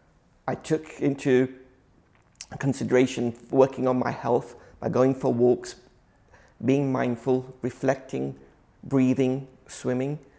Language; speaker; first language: English; early bilingual, other home language; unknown